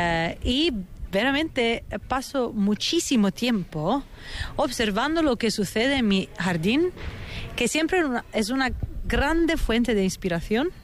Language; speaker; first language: Spanish; non-native, fluent; Italian